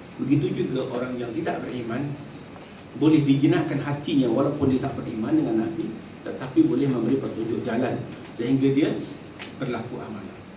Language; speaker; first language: Malay; native; Malay